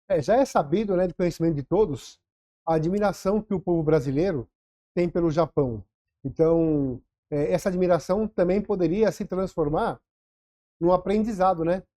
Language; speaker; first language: Portuguese; native; Portuguese